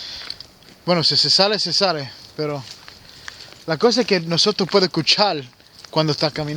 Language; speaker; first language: Spanish; early bilingual, heritage; English